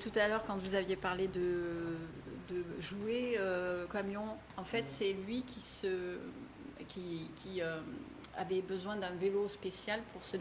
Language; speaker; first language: French; native; French